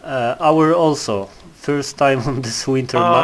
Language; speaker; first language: English; non-native, learner; Polish